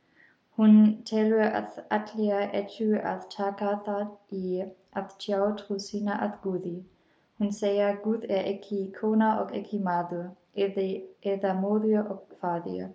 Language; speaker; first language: Icelandic; non-native, learner; German